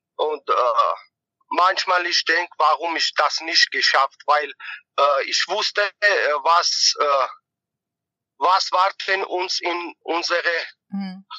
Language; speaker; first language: German; non-native, learner; Georgian